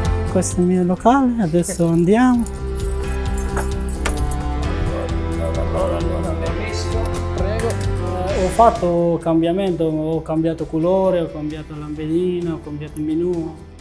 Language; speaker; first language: Italian; non-native, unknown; Persian